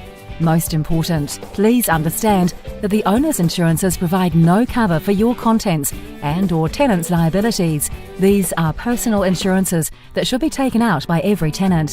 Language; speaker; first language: English; native; English